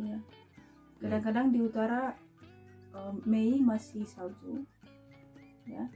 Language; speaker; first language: Indonesian; non-native, fluent; Russian